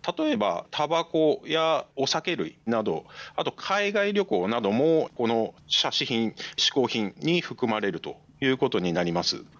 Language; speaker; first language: Japanese; native; Japanese